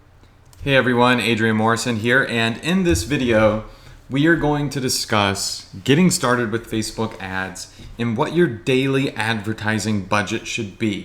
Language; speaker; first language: English; native; English